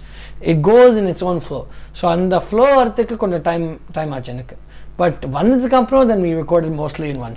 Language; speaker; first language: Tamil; early bilingual, heritage; Tamil